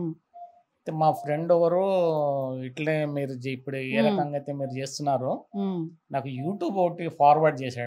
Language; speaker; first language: Telugu; native; Telugu